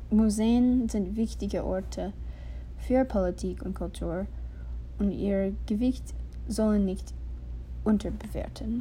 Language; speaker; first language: German; non-native, learner; English